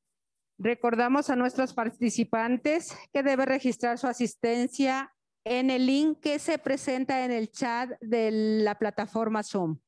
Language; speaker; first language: Spanish; native; Spanish